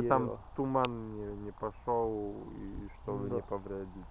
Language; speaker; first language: Russian; non-native, fluent; Polish